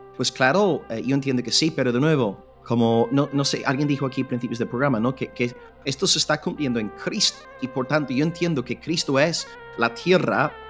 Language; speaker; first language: Spanish; non-native, fluent; English